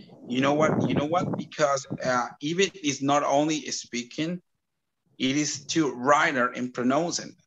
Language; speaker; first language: English; non-native, fluent; Spanish